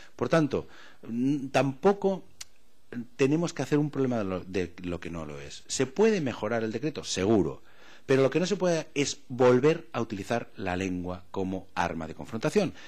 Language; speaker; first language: Spanish; non-native, local second language; Catalan